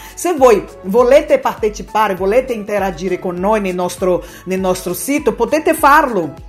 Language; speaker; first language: Italian; non-native, fluent; Portuguese